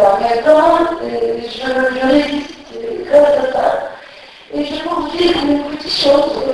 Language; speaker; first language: French; non-native, fluent; Turkish